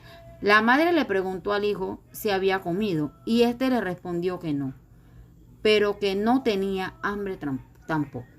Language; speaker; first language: Spanish; native; Spanish